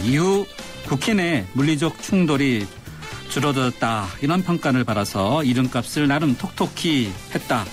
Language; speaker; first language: Korean; native; Korean